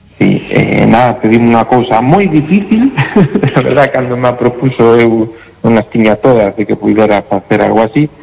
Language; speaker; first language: Galician; non-native, local second language; Spanish